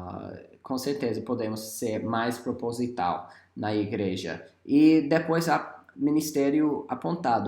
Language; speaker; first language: Portuguese; non-native, fluent; English